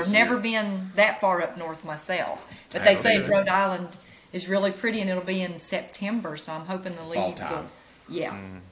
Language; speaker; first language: English; native; English